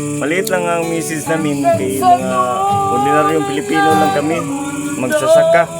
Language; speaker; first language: Filipino; non-native, local second language; Cebuano